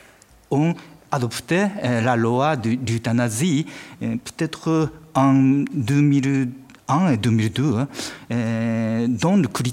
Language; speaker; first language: French; non-native, fluent; Japanese